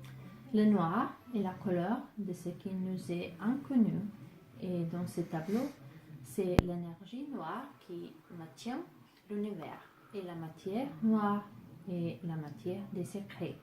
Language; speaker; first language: French; non-native, learner; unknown